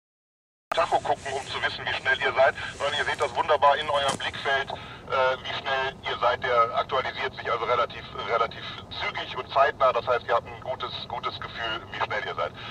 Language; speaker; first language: German; native; German